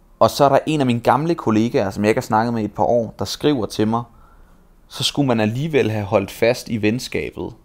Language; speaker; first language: Danish; native; Danish